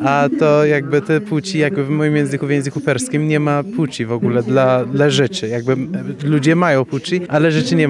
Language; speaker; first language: Polish; non-native, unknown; Persian